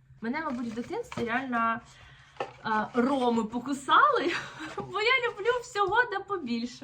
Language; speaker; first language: Ukrainian; native; Ukrainian